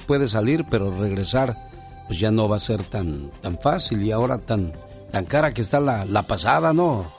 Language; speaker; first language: Spanish; native; Spanish